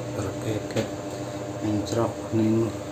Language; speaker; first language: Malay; non-native, local second language; Javanese